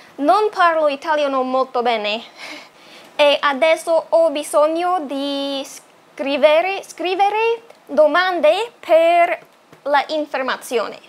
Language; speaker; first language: Italian; non-native, learner; English